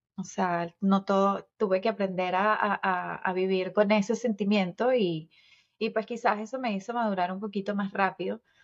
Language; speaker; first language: Spanish; native; Spanish